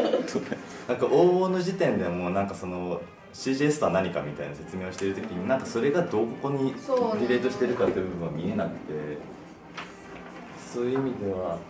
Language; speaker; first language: Japanese; native; Japanese